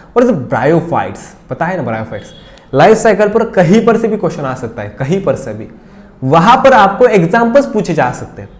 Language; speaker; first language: Hindi; non-native, local second language; Marathi